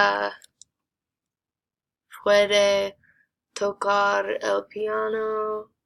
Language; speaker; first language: Spanish; non-native, learner; English